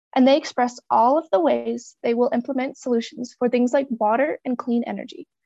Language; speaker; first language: English; native; English